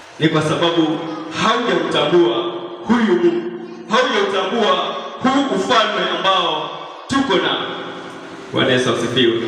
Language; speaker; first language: Swahili; non-native, local second language; Kamba